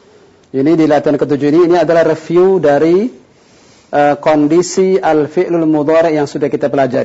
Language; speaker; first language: Indonesian; native; Indonesian